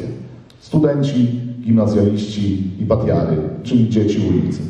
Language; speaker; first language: Polish; native; Polish